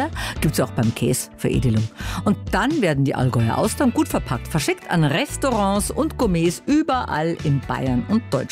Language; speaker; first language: German; native; German